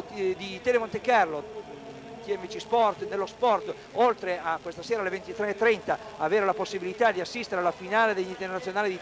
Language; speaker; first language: Italian; native; Italian